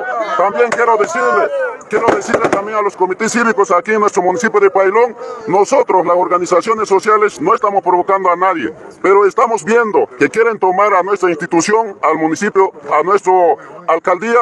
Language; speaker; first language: Spanish; native; Spanish